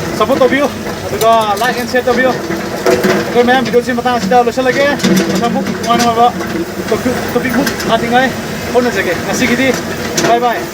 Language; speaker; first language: Manipuri; native; Manipuri